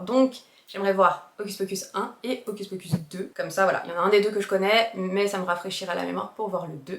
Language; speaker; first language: French; native; French